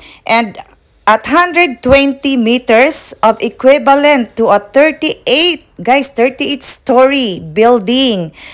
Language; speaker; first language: English; non-native, local second language; Filipino